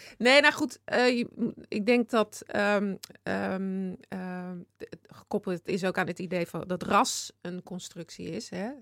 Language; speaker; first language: Dutch; native; Dutch